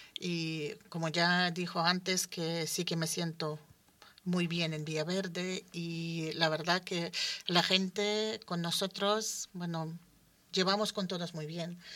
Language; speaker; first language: Spanish; non-native, fluent; Ukrainian